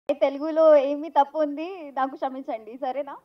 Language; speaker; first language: Telugu; non-native, learner; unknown